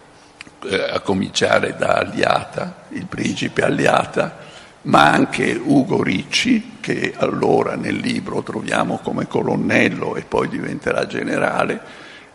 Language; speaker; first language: Italian; native; Italian